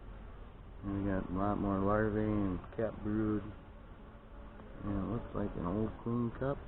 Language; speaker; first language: English; native; English